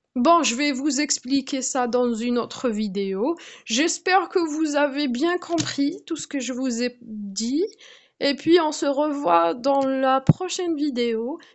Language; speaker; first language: French; non-native, local second language; Arabic